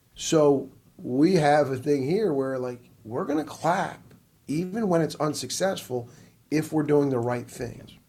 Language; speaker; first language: English; native; English